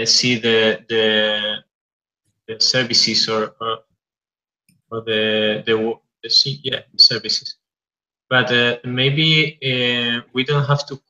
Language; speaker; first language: English; non-native, fluent; Spanish